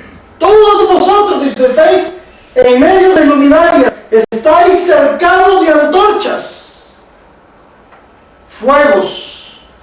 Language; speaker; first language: Spanish; native; Spanish